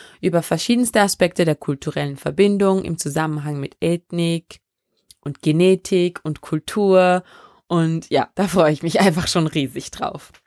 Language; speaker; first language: German; early bilingual, other home language; French